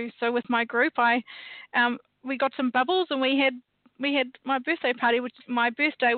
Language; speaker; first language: English; native; English